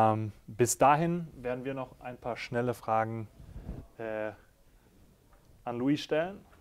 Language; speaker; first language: German; native; German